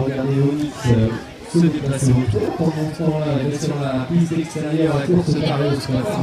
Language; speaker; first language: French; native; French